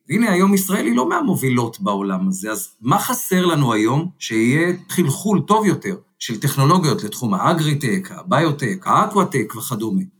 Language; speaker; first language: Hebrew; native; Hebrew